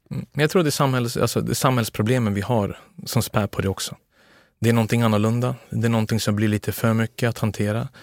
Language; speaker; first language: Swedish; early bilingual, other home language; Serbian